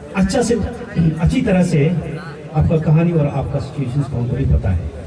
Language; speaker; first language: Hindi; non-native, local second language; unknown